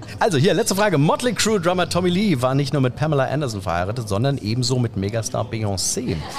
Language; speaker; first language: German; native; German